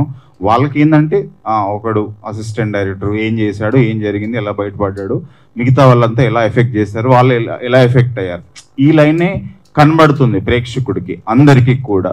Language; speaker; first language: Telugu; native; Telugu